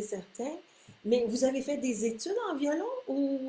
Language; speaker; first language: French; native; French